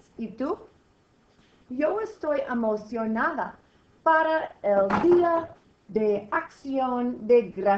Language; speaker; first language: Spanish; non-native, fluent; English